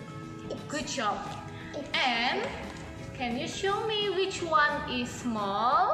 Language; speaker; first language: English; non-native, local second language; Indonesian